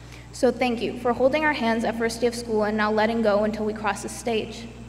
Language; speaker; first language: English; early bilingual, other home language; Spanish